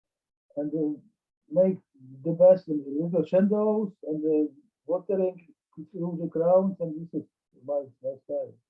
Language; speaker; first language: English; non-native, learner; Czech